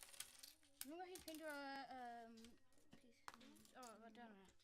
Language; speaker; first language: Welsh; non-native, local second language; English